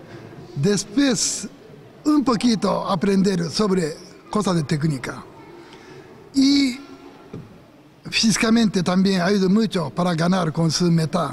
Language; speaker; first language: Spanish; non-native, learner; Japanese